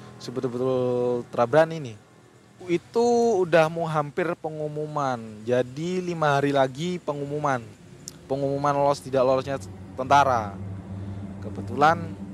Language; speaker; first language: Indonesian; native; Indonesian